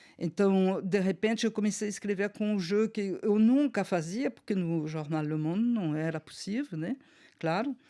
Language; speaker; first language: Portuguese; non-native, fluent; French